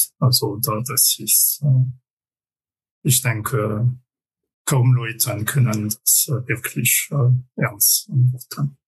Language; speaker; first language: German; non-native, fluent; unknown